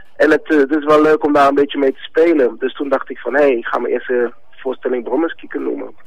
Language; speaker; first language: Dutch; early bilingual, other home language; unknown